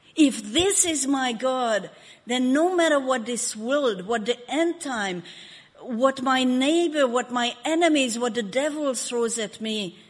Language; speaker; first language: English; non-native, fluent; Hungarian